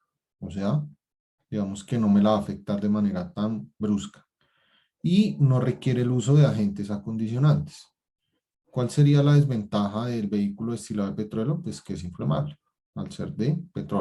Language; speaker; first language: Spanish; native; Spanish